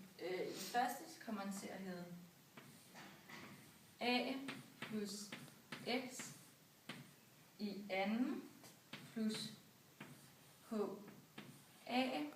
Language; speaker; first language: Danish; native; Danish